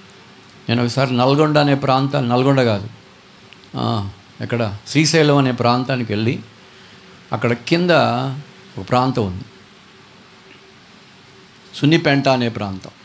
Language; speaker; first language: Telugu; native; Telugu